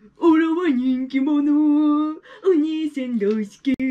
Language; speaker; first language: Russian; non-native, learner; Japanese